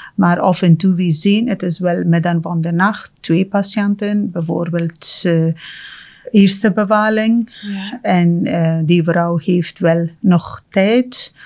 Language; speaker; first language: Dutch; non-native, fluent; Persian